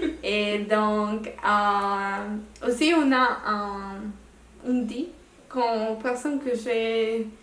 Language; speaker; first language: French; non-native, local second language; Spanish